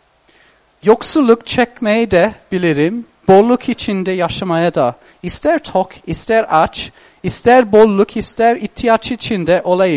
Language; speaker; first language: Turkish; non-native, fluent; English